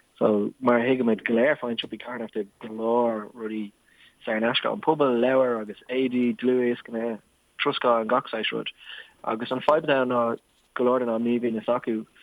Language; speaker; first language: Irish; non-native, local second language; English